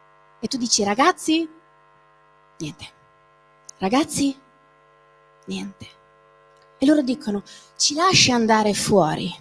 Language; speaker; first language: Italian; native; Italian